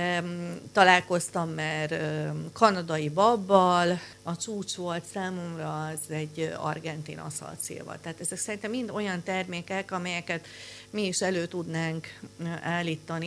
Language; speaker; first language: Hungarian; native; Hungarian